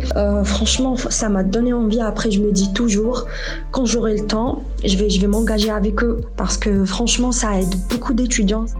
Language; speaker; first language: French; non-native, local second language; Arabic